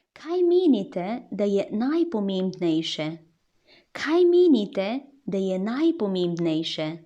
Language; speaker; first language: Slovenian; non-native, fluent; Chinese